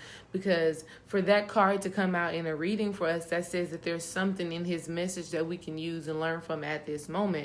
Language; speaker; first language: English; native; English